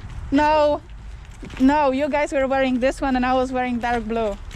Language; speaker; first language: English; non-native, fluent; Polish